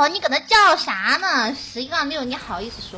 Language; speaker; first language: Chinese; native; Chinese